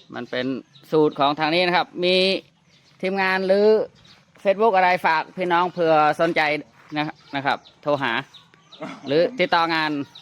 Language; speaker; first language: Thai; native; Thai